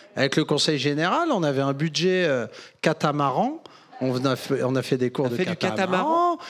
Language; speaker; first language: French; native; French